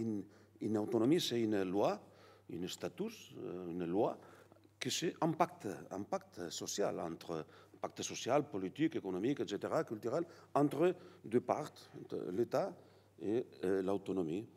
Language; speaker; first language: French; non-native, learner; Catalan